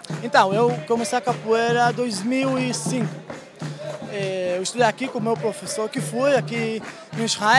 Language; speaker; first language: Portuguese; non-native, learner; Hebrew